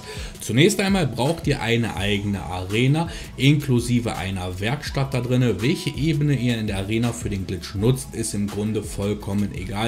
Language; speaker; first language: German; native; German